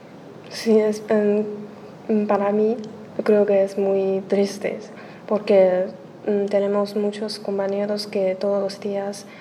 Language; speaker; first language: Spanish; non-native, learner; Chinese